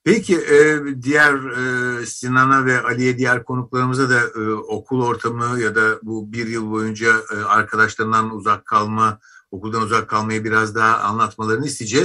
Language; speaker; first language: Turkish; native; Turkish